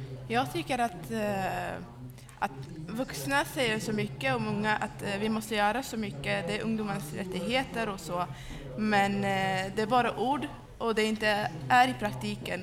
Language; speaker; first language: Swedish; non-native, fluent; Kurdish